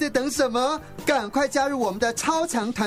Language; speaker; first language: Chinese; native; Chinese